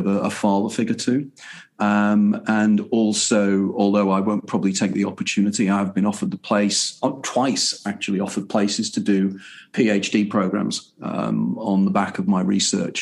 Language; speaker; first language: English; native; English